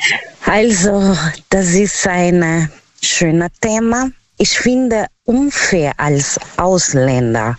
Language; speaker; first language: German; non-native, learner; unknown